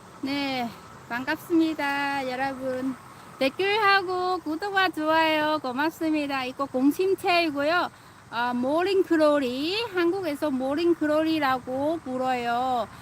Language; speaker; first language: Korean; non-native, fluent; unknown